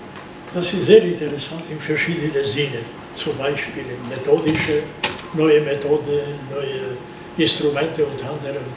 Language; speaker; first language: German; non-native, learner; Georgian